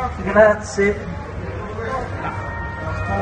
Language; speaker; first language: Italian; non-native, learner; Filipino